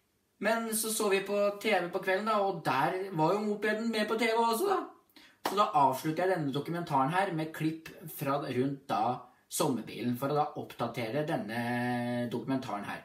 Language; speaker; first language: Norwegian; native; Norwegian